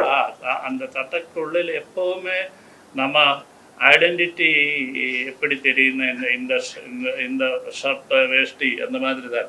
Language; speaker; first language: Tamil; non-native, learner; Malayalam